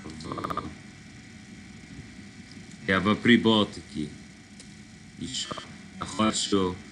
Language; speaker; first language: Russian; non-native, learner; English